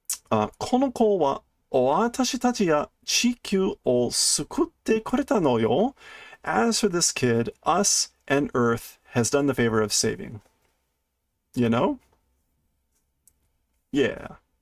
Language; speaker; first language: English; native; English